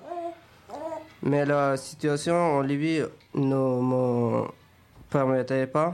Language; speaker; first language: French; non-native, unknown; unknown